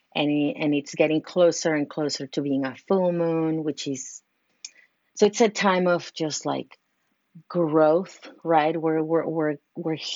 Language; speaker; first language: English; non-native, fluent; Spanish